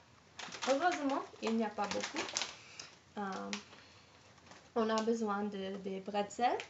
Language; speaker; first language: French; non-native, learner; English